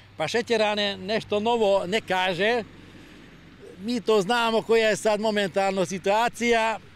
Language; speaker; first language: Serbian; non-native, local second language; Hungarian